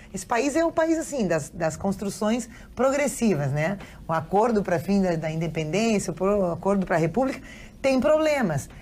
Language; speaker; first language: Portuguese; native; Portuguese